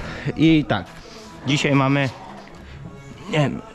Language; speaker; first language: Polish; native; Polish